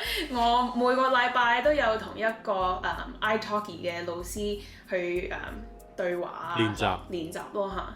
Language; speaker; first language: Cantonese; early bilingual, heritage; Cantonese